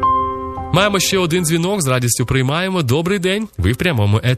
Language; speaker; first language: Ukrainian; native; Ukrainian